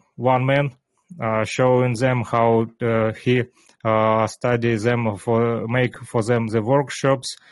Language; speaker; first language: English; non-native, learner; Ukrainian